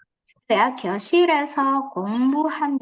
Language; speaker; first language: Korean; non-native, fluent; Indonesian